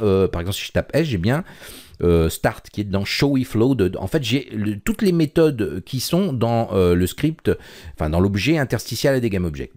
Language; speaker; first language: French; native; French